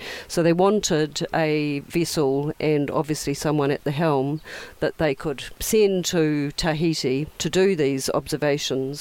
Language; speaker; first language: English; native; English